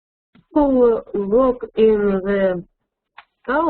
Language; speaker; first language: English; non-native, learner; Russian